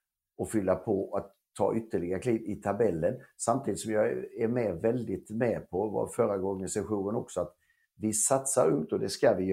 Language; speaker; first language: Swedish; native; Swedish